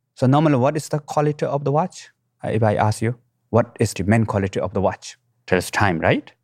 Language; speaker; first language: English; non-native, local second language; Tibetan